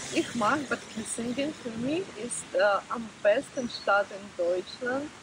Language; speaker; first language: German; non-native, learner; Ukrainian